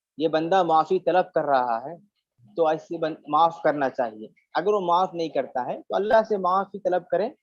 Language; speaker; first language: Urdu; native; Urdu